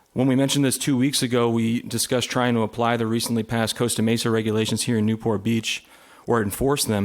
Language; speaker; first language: English; native; English